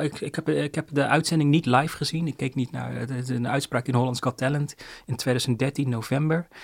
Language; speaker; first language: Dutch; early bilingual, other home language; Cantonese